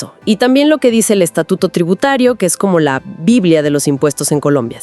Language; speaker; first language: Spanish; native; Spanish